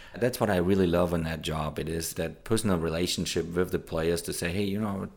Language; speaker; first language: English; non-native, fluent; German